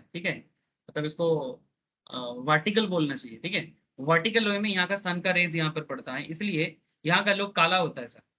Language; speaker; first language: Hindi; non-native, local second language; Bangla